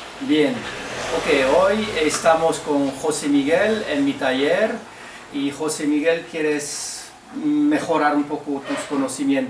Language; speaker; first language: Spanish; non-native, fluent; French